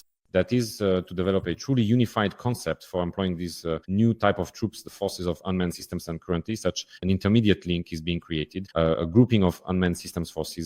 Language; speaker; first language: English; non-native, fluent; Ukrainian